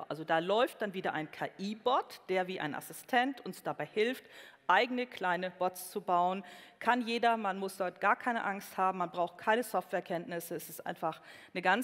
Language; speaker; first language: German; native; German